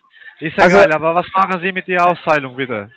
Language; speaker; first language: German; early bilingual, other home language; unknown